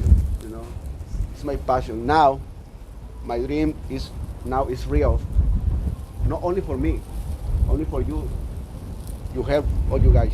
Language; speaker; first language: English; non-native, learner; Spanish